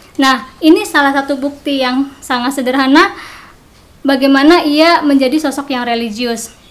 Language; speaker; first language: Indonesian; non-native, local second language; Sundanese